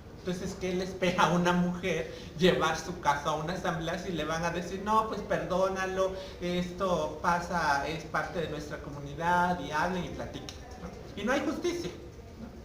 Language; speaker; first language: Spanish; non-native, local second language; Nahuatl languages